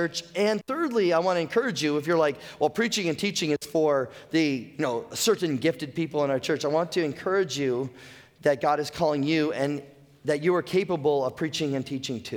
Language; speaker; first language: English; native; English